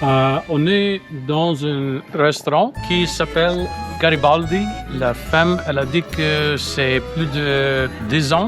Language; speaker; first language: French; non-native, local second language; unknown